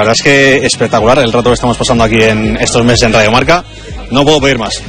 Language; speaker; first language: Spanish; native; Spanish